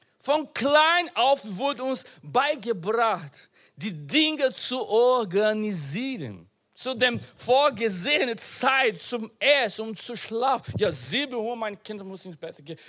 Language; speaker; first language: German; non-native, learner; Portuguese